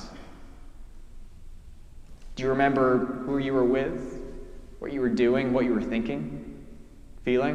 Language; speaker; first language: English; native; English